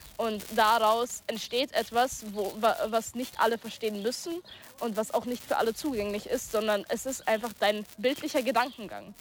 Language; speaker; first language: German; early bilingual, other home language; Russian